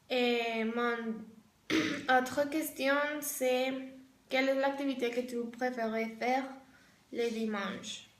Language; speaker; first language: French; non-native, learner; Spanish